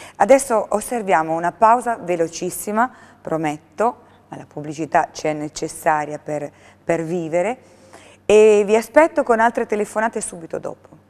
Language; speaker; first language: Italian; native; Italian